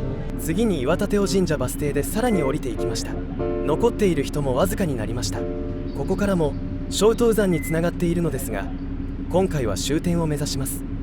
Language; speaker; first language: Japanese; native; Japanese